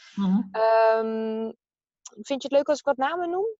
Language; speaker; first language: Dutch; native; Dutch